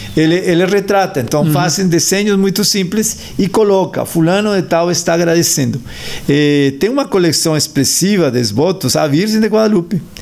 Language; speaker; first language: Portuguese; non-native, fluent; Spanish